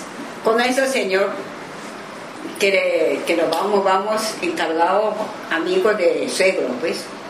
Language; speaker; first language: Spanish; non-native, learner; Japanese